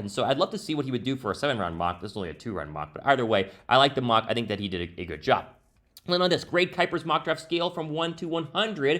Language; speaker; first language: English; native; English